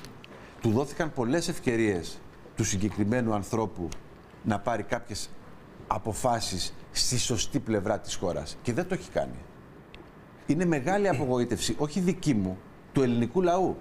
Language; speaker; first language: Greek; native; Greek